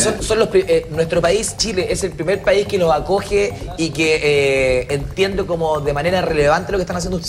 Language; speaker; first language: Spanish; native; Spanish